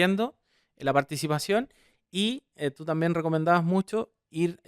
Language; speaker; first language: Spanish; native; Spanish